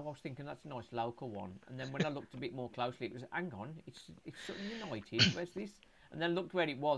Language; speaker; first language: English; native; English